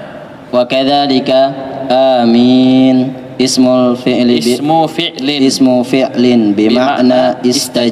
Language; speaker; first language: Arabic; non-native, learner; Indonesian